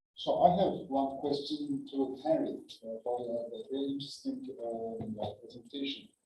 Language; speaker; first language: English; non-native, fluent; Turkish